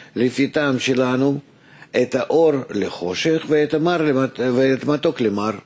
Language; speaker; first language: Hebrew; non-native, fluent; Russian